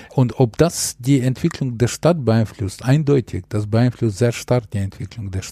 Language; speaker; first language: German; non-native, fluent; Ukrainian